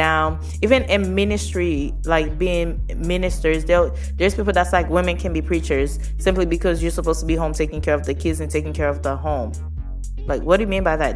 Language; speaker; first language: English; native; English